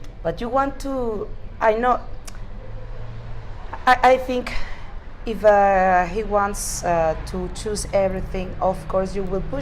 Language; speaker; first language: English; non-native, learner; Spanish